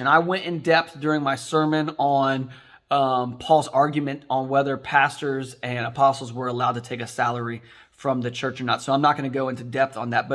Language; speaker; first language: English; native; English